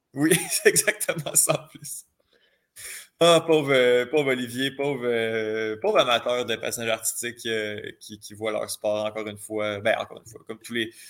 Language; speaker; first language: French; native; French